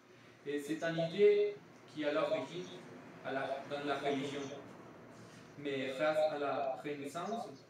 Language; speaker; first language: French; non-native, learner; Spanish